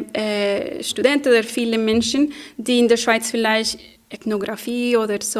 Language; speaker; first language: German; non-native, fluent; Spanish